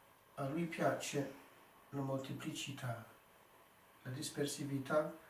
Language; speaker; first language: Italian; non-native, fluent; English